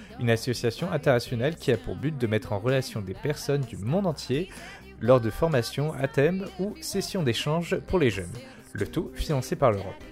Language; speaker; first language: French; native; French